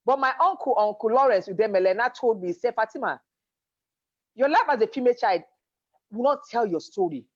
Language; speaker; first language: English; non-native, local second language; Yoruba